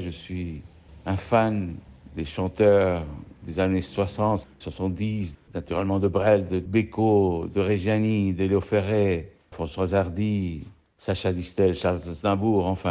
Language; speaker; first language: French; early bilingual, heritage; French